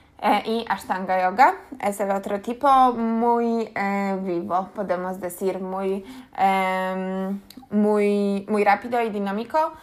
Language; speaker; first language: Spanish; non-native, learner; Polish